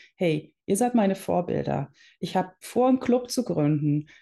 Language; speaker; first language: German; early bilingual, other home language; Dutch